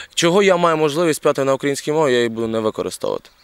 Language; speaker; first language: Ukrainian; native; Ukrainian